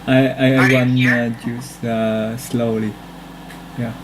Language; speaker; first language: English; non-native, learner; Vietnamese